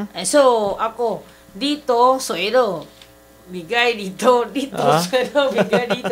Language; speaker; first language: Filipino; non-native, learner; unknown